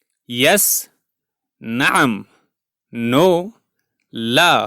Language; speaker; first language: Arabic; non-native, fluent; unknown